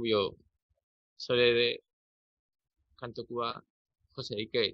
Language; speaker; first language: Japanese; non-native, learner; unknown